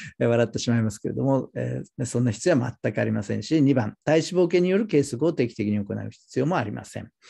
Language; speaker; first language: Japanese; native; Japanese